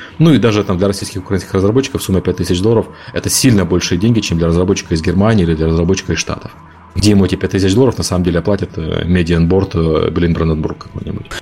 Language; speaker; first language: Russian; native; Russian